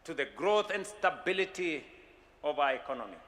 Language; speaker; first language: English; non-native, local second language; Kalenjin